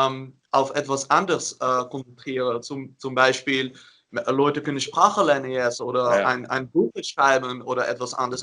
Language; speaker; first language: German; non-native, learner; Dutch